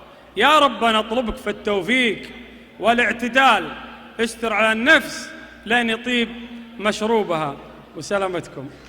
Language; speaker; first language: Arabic; native; Arabic